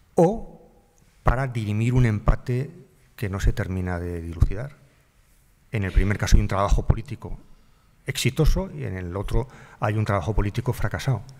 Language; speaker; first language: Spanish; native; Spanish